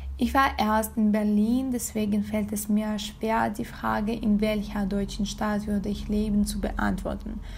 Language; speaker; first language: German; non-native, learner; Russian